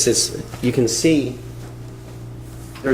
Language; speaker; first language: English; native; English